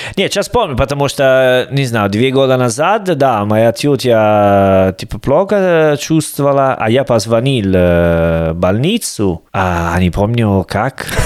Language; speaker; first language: Russian; non-native, learner; Italian